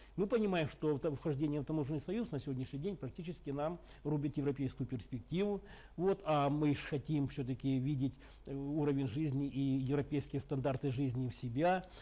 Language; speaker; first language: Russian; native; Russian